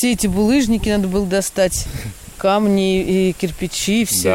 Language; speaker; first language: Russian; native; Russian